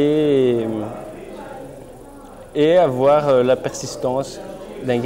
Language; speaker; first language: French; early bilingual, other home language; Portuguese